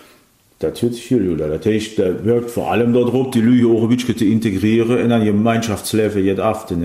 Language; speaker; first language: German; native; German